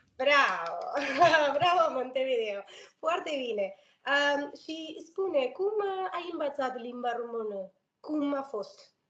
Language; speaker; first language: Romanian; non-native, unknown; Spanish